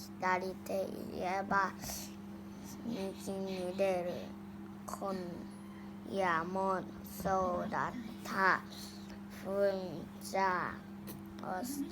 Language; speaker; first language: Japanese; non-native, learner; Thai